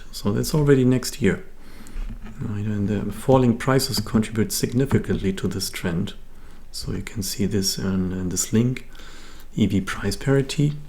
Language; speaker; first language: English; non-native, fluent; German